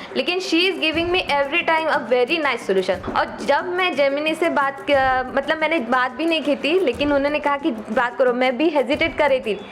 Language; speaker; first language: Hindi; non-native, local second language; Marathi